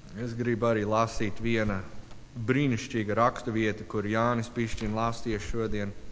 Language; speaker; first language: Latvian; non-native, learner; English